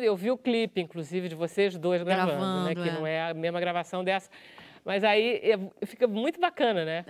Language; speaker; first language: Portuguese; native; Portuguese